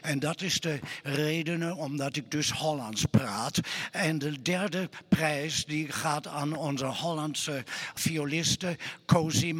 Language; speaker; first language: Dutch; non-native, fluent; German